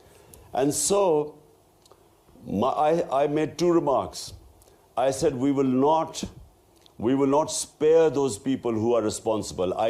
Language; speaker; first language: English; non-native, local second language; Urdu